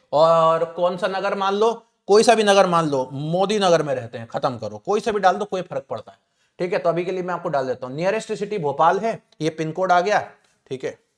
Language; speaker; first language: Hindi; native; Hindi